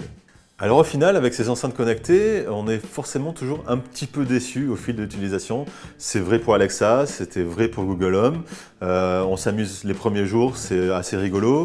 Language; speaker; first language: French; native; French